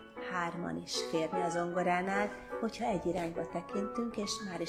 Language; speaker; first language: Hungarian; native; Hungarian